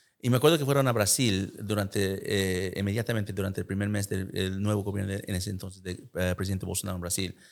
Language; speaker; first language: Spanish; early bilingual, heritage; Spanish